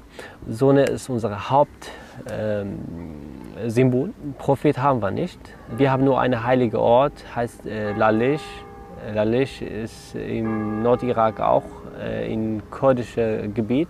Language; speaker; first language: German; non-native, learner; Kurdish